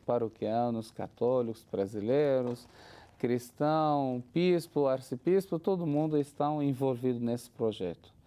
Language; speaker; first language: Portuguese; non-native, fluent; Arabic